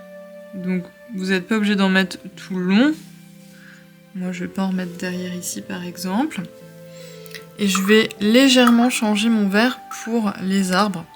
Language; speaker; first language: French; native; French